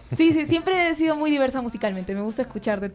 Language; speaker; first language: Spanish; native; Spanish